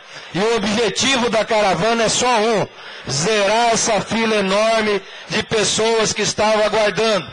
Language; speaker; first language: Portuguese; native; Portuguese